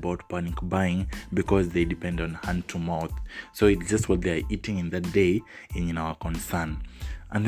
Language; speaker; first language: English; non-native, local second language; Swahili